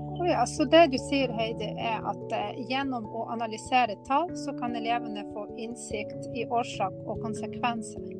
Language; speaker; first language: Norwegian; non-native, fluent; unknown